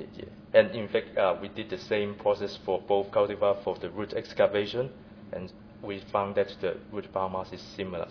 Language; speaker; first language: English; non-native, fluent; Chinese